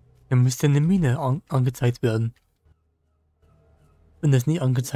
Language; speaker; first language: German; native; German